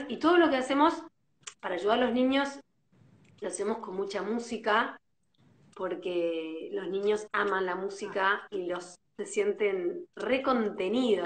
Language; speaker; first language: Spanish; native; Spanish